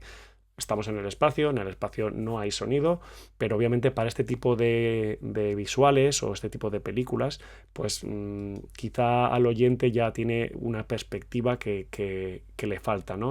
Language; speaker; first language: Spanish; native; Spanish